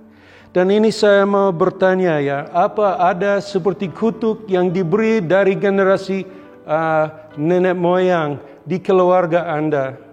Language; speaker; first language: Indonesian; non-native, local second language; English